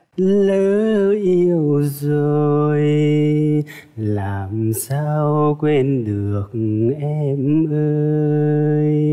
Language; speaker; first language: Vietnamese; non-native, local second language; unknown